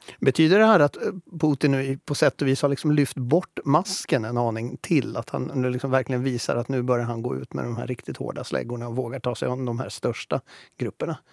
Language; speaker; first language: Swedish; native; Swedish